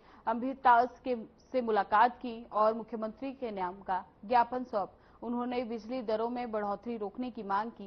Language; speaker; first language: Hindi; native; Hindi